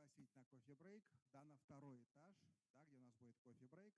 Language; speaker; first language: Russian; native; Russian